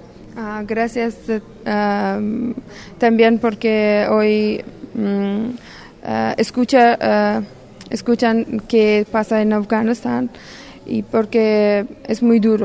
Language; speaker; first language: Spanish; non-native, learner; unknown